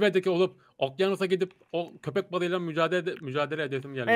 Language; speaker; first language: Turkish; native; Turkish